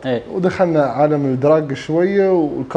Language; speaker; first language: Arabic; native; Arabic